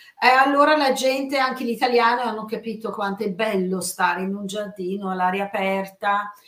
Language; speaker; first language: Italian; non-native, fluent; English